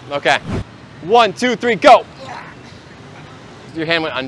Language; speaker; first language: English; native; English